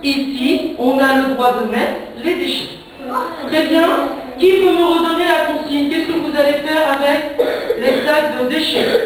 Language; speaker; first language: French; native; French